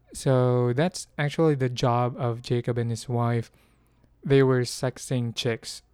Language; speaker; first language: English; non-native, local second language; Filipino